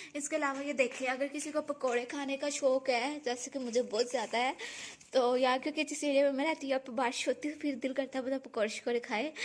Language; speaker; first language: Urdu; non-native, local second language; Punjabi